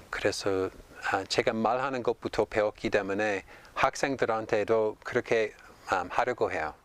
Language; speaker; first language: Korean; non-native, fluent; English